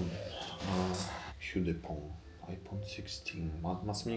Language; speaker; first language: Korean; non-native, learner; Russian